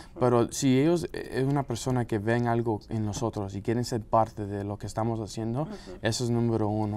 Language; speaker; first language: Spanish; non-native, local second language; English